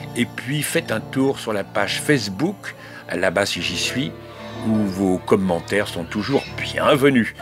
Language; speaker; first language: French; native; French